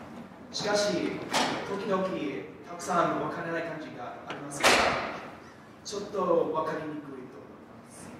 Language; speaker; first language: Japanese; non-native, learner; English